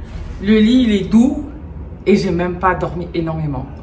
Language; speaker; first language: French; native; French